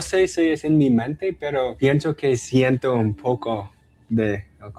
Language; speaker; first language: Spanish; non-native, learner; English